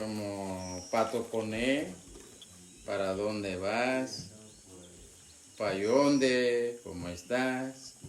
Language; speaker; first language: Spanish; non-native, local second language; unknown